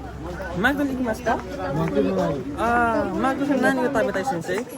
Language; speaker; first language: Japanese; non-native, learner; Nepali